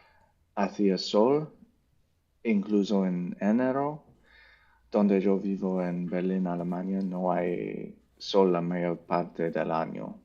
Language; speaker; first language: Spanish; non-native, learner; English